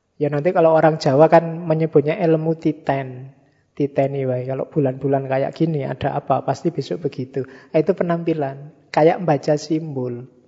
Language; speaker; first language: Indonesian; native; Indonesian